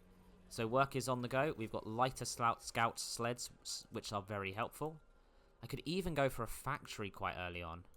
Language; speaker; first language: English; native; English